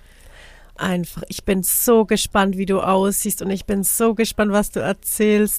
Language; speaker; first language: German; native; German